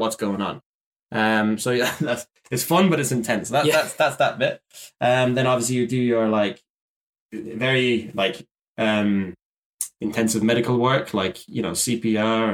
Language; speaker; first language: English; native; English